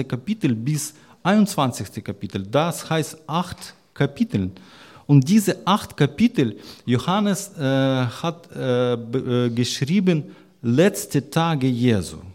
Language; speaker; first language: German; non-native, learner; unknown